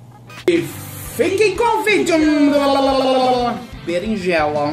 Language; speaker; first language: Portuguese; native; Portuguese